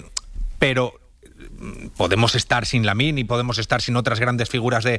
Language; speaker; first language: Spanish; native; Spanish